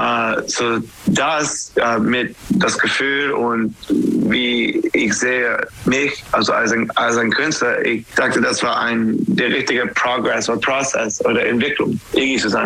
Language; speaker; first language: German; non-native, learner; English